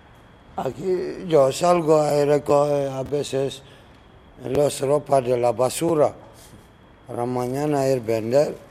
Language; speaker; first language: Spanish; non-native, learner; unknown